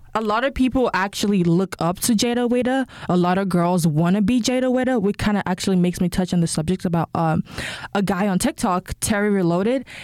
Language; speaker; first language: English; non-native, local second language; Yoruba